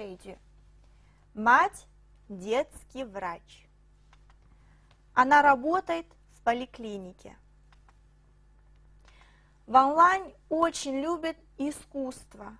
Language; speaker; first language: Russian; non-native, fluent; Chinese